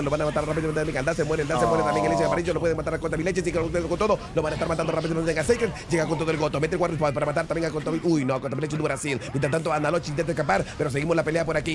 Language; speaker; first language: Spanish; native; Spanish